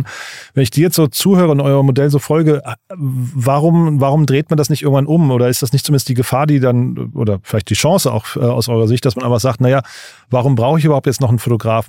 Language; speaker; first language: German; native; German